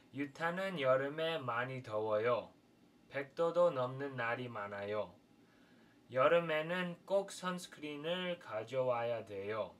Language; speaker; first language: Korean; non-native, fluent; English